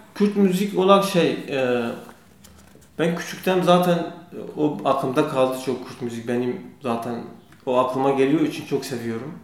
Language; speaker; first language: Turkish; non-native, learner; Kurdish